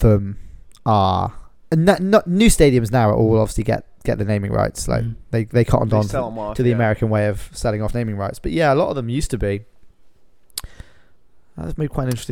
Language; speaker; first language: English; native; English